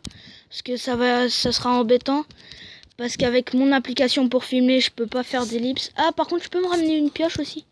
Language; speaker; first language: French; native; French